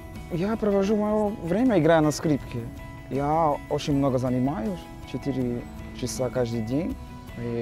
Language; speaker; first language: Russian; non-native, learner; Portuguese